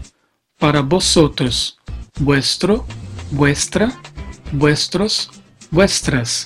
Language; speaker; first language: Spanish; non-native, fluent; Portuguese